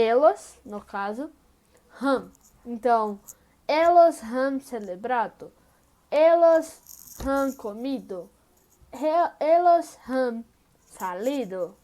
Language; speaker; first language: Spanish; non-native, learner; Portuguese